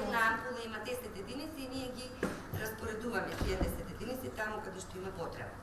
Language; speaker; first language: Macedonian; native; Macedonian